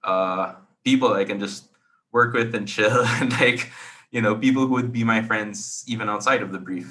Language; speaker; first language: English; non-native, local second language; Filipino